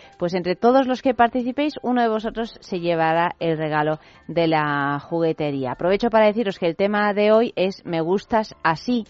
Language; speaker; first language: Spanish; native; Spanish